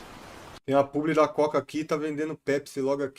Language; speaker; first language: Portuguese; native; Portuguese